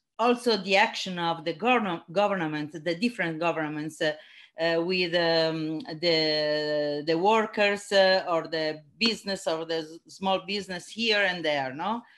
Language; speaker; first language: English; non-native, learner; Italian